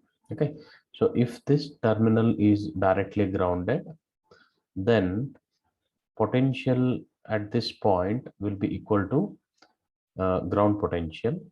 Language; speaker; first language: English; non-native, local second language; Kannada